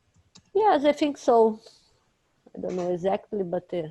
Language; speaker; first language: English; non-native, learner; Portuguese